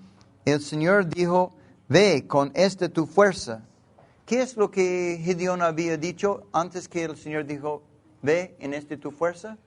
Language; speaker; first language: Spanish; non-native, learner; English